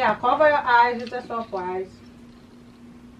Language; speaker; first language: English; non-native, learner; Haitian Creole